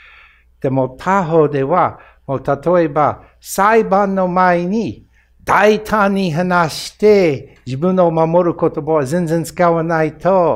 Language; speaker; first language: Japanese; non-native, fluent; English